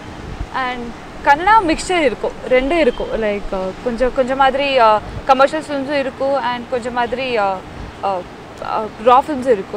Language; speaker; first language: Tamil; non-native, learner; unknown